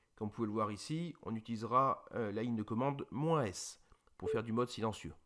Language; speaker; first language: French; native; French